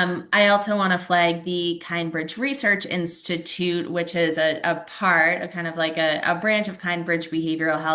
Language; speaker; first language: English; native; English